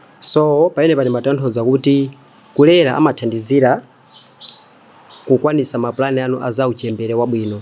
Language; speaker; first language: Nyanja; native; Nyanja